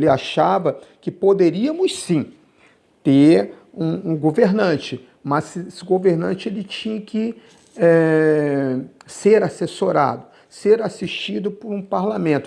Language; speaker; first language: Portuguese; native; Portuguese